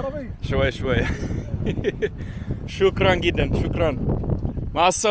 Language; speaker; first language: Arabic; non-native, learner; English